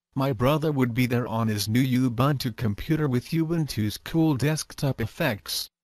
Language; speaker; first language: English; native; English